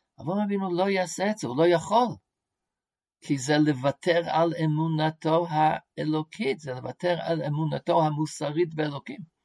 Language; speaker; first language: Hebrew; non-native, fluent; English